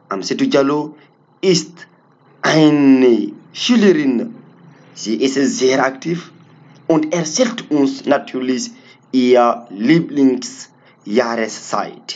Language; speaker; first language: German; non-native, learner; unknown